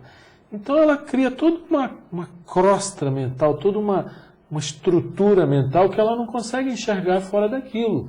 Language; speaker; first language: Portuguese; native; Portuguese